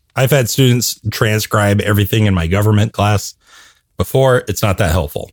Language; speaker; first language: English; native; English